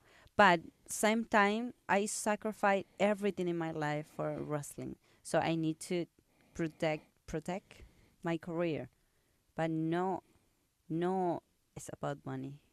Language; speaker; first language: English; non-native, learner; Spanish